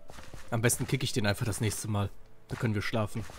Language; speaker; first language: German; native; German